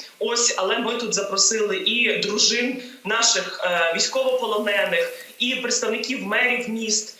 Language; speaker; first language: Ukrainian; native; Ukrainian